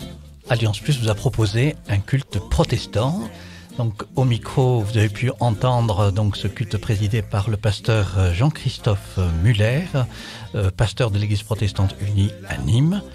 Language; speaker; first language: French; native; French